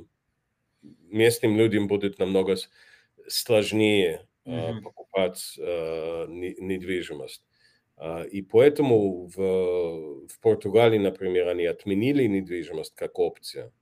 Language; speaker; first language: Russian; non-native, fluent; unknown